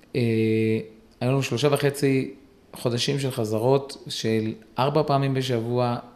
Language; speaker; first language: Hebrew; native; Hebrew